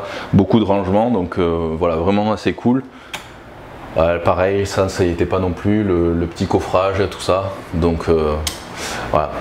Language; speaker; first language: French; native; French